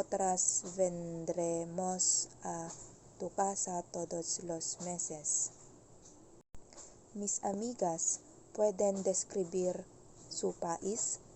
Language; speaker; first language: Spanish; non-native, learner; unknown